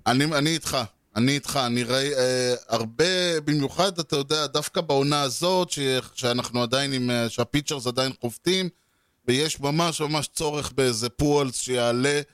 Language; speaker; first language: Hebrew; native; Hebrew